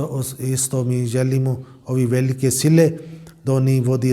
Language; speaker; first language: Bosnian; non-native, learner; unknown